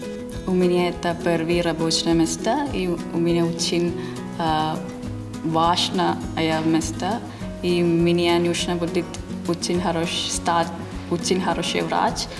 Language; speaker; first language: Russian; non-native, learner; Malayalam